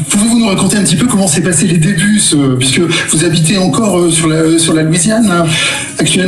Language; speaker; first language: French; native; French